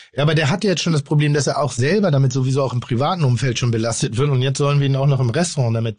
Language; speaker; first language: German; native; German